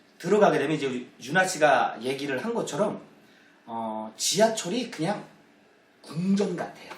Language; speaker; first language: Korean; native; Korean